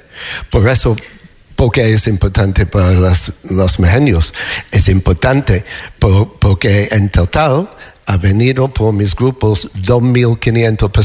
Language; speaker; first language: Spanish; non-native, fluent; English